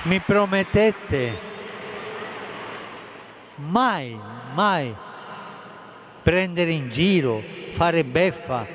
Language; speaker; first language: Italian; non-native, fluent; Spanish